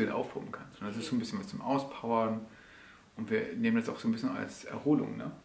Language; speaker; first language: German; native; German